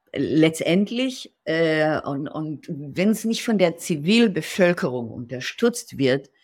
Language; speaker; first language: German; non-native, fluent; Hebrew